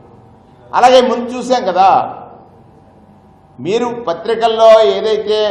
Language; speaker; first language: Telugu; native; Telugu